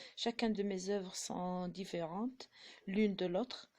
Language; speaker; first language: French; non-native, local second language; Arabic